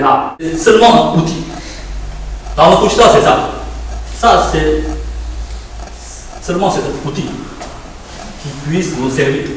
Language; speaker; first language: French; non-native, fluent; Chinese